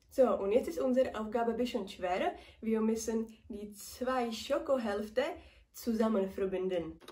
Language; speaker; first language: German; non-native, learner; Czech